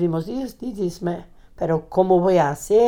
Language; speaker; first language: Spanish; non-native, fluent; Portuguese